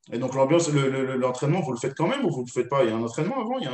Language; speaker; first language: French; native; French